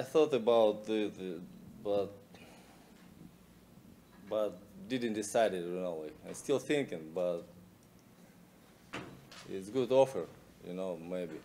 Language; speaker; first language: English; non-native, learner; Russian